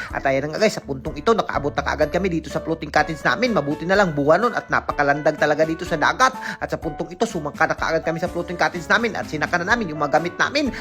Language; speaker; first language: Filipino; non-native, local second language; Cebuano